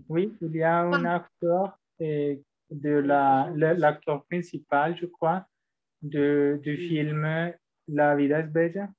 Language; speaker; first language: French; non-native, learner; Spanish